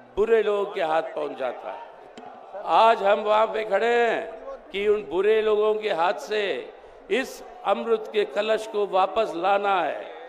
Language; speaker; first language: Hindi; non-native, local second language; Telugu